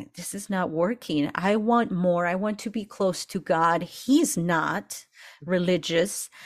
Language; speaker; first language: English; early bilingual, other home language; Spanish